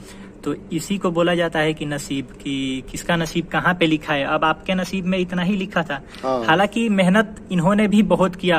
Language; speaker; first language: Hindi; native; Hindi